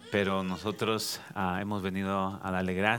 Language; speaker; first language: Spanish; native; Spanish